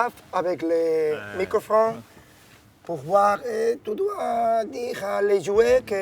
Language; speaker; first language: French; non-native, learner; Spanish